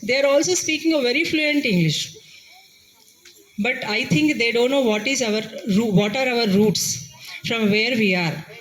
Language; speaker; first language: English; non-native, local second language; Telugu